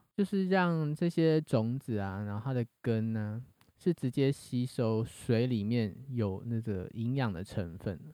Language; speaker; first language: Chinese; native; Chinese